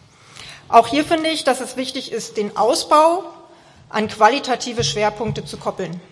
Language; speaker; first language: German; native; German